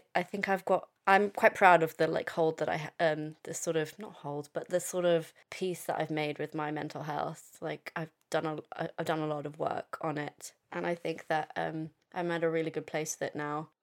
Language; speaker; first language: English; early bilingual, other home language; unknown